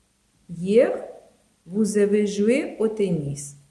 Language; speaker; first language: French; non-native, fluent; Ukrainian